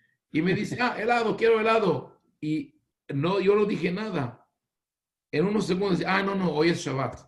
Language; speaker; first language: Spanish; non-native, fluent; Hebrew